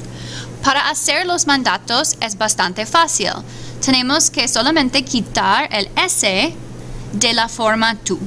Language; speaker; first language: Spanish; non-native, fluent; English